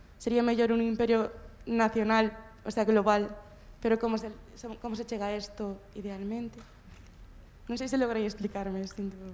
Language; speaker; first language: Galician; non-native, local second language; Spanish